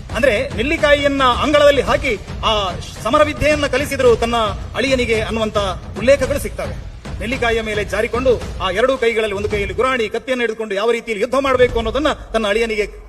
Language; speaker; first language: Kannada; non-native, local second language; Tulu